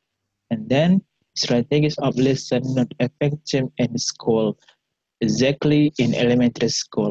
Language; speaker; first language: English; non-native, learner; Indonesian